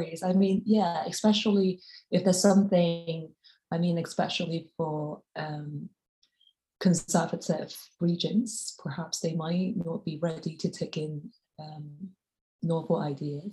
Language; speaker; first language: English; non-native, local second language; Cantonese